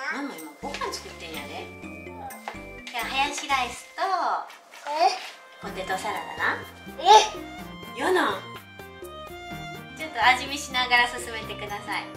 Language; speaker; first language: Japanese; native; Japanese